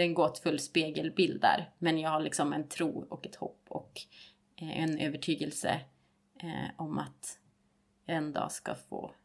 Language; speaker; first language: Swedish; native; Swedish